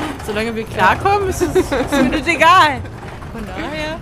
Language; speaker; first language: German; native; German